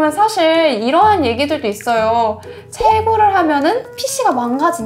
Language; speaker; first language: Korean; native; Korean